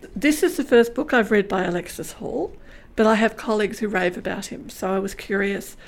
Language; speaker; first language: English; native; English